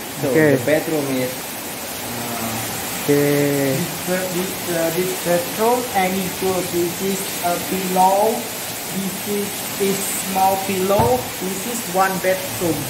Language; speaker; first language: English; non-native, learner; Indonesian